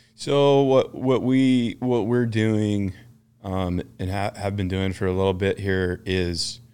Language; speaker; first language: English; native; English